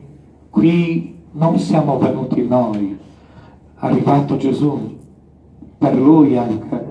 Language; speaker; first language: Italian; non-native, fluent; Polish